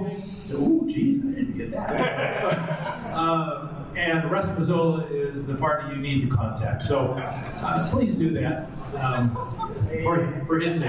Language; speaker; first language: English; native; English